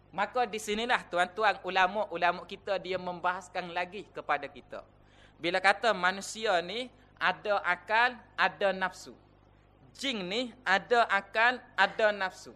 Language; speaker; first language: Malay; native; Malay